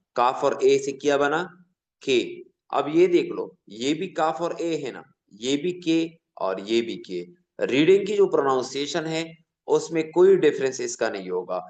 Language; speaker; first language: Urdu; non-native, local second language; Pashto